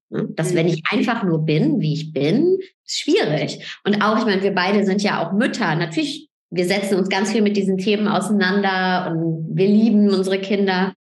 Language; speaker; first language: German; early bilingual, other home language; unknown